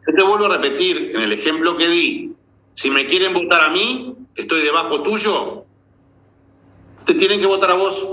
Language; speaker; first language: Spanish; native; Spanish